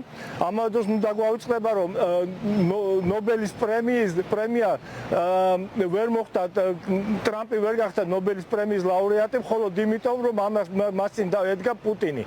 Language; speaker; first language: Georgian; native; Georgian